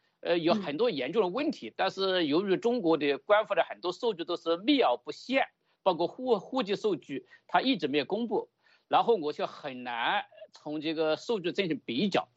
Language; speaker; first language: Chinese; native; Chinese